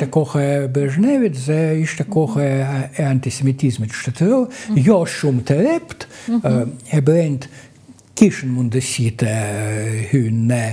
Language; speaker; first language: Albanian; non-native, fluent; Russian